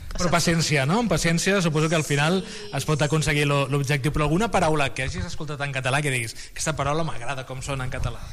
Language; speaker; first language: Catalan; native; Catalan